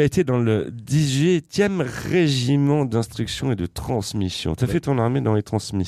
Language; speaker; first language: French; native; French